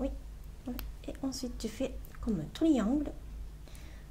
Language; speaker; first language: French; non-native, learner; Japanese